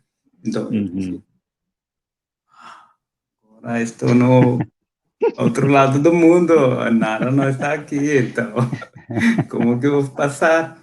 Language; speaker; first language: Portuguese; non-native, fluent; Hindi